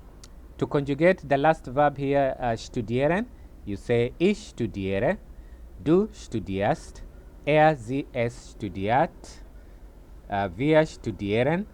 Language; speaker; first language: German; non-native, fluent; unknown